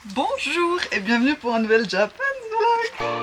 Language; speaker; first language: French; native; French